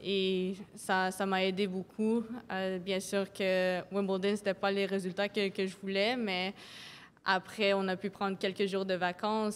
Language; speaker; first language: French; non-native, local second language; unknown